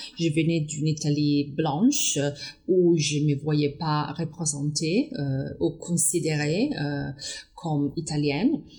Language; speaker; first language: French; non-native, fluent; Italian